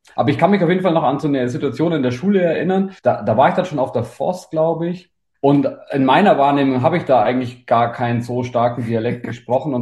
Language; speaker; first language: German; native; German